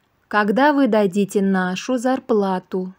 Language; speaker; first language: Russian; non-native, local second language; Uzbek